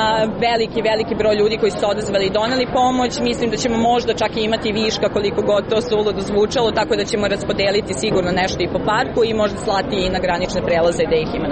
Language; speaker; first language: Serbian; native; Serbian